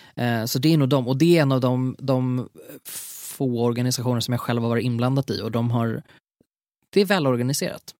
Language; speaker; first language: Swedish; native; Swedish